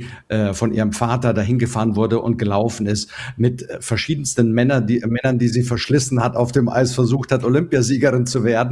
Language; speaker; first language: German; native; German